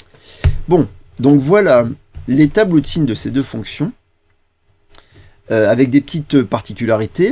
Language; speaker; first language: French; native; French